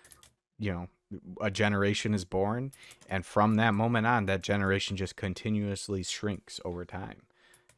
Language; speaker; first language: English; native; English